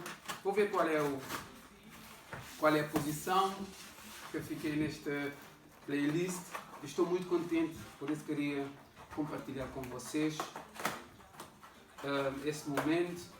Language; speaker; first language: Portuguese; non-native, local second language; Kabuverdianu